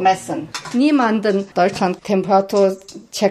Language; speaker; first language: German; non-native, learner; Chinese